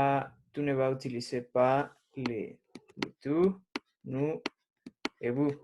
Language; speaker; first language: French; non-native, learner; Spanish